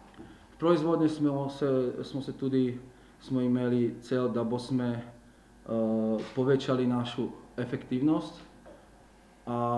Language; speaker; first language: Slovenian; non-native, learner; Slovak